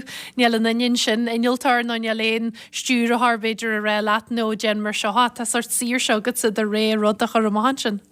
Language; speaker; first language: Irish; native; Irish